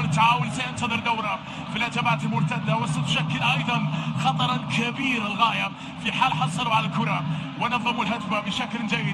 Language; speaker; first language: Arabic; native; Arabic